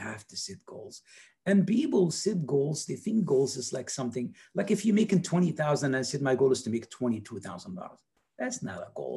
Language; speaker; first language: English; non-native, fluent; Arabic